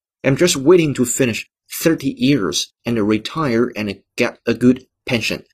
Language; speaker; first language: English; non-native, fluent; Chinese